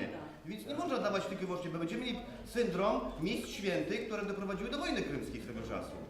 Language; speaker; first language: Polish; native; Polish